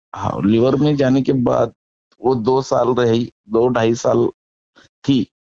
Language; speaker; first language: Hindi; non-native, local second language; Marathi